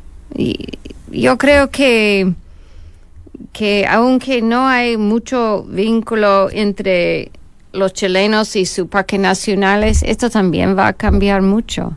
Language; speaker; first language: Spanish; non-native, fluent; English